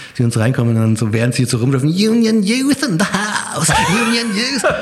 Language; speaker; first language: German; native; German